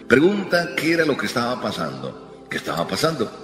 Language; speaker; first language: Spanish; native; Spanish